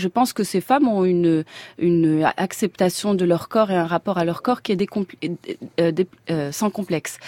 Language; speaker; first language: French; non-native, local second language; Arabic